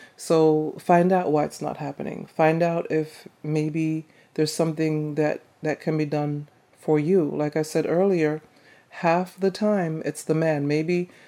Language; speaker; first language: English; native; English